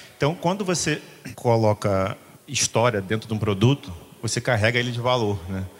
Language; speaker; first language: Portuguese; native; Portuguese